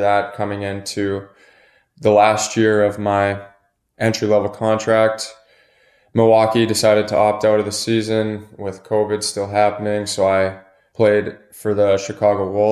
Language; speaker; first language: English; native; English